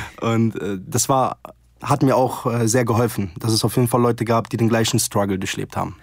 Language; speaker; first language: German; early bilingual, other home language; Arabic